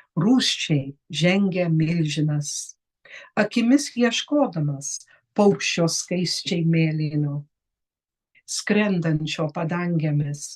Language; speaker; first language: Lithuanian; early bilingual, heritage; Lithuanian